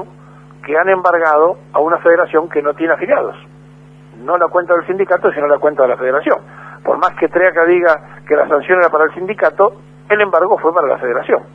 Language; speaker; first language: Spanish; native; Spanish